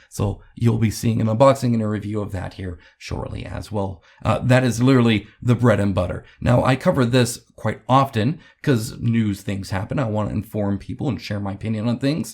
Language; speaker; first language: English; native; English